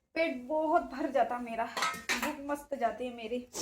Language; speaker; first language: Hindi; non-native, local second language; Marathi